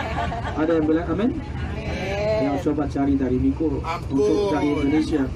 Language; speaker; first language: Indonesian; non-native, fluent; Arabic